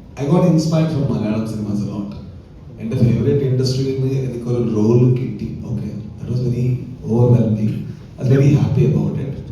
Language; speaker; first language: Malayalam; non-native, learner; Kannada